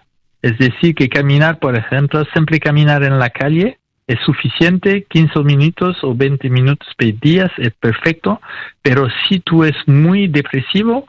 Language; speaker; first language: Spanish; non-native, fluent; French